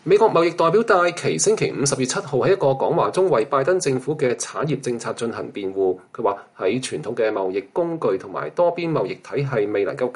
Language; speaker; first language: Chinese; non-native, local second language; Cantonese